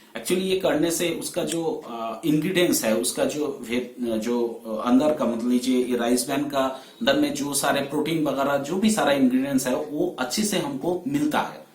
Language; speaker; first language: Hindi; non-native, local second language; Bangla